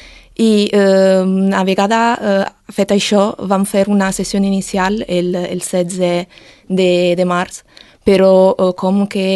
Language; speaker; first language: Catalan; non-native, learner; Italian